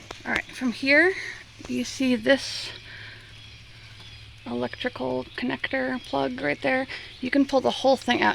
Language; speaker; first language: English; native; English